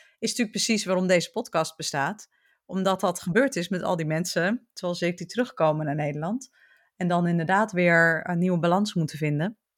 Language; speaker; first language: Dutch; native; Dutch